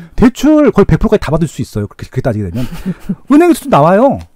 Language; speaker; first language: Korean; native; Korean